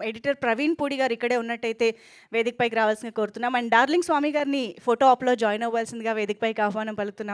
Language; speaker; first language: Telugu; native; Telugu